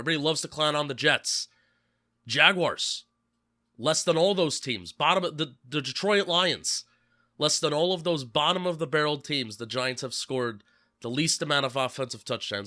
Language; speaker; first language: English; native; English